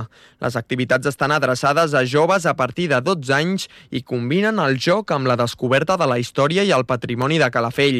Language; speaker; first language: Catalan; native; Catalan